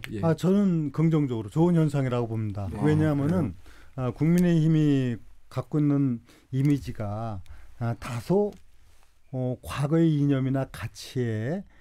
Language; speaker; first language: Korean; native; Korean